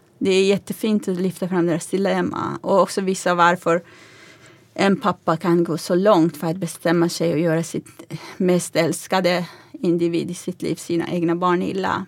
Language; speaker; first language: Swedish; non-native, fluent; Persian